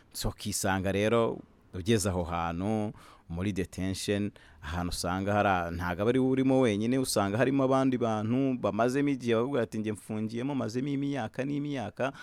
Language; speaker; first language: Kinyarwanda; native; Kinyarwanda